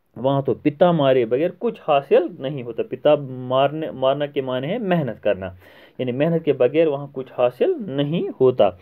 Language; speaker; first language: Urdu; non-native, local second language; Kashmiri